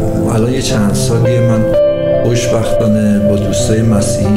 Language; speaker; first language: Persian; native; Persian